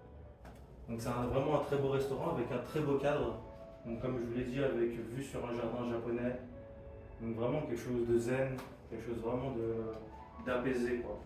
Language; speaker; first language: French; native; French